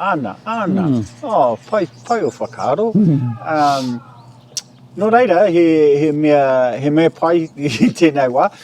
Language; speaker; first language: Māori; non-native, local second language; English